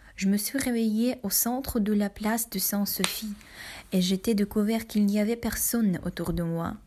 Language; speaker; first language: French; non-native, learner; Ukrainian